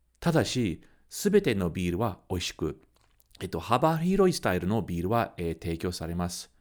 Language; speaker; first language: Japanese; non-native, fluent; English